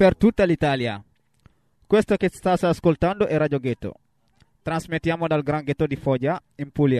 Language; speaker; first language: Italian; non-native, fluent; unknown